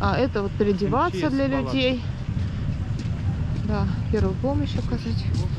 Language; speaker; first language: Russian; native; Russian